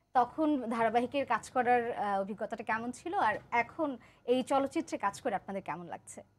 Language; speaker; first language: Bangla; native; Bangla